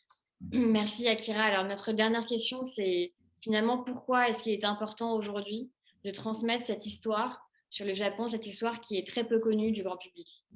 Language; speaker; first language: French; native; French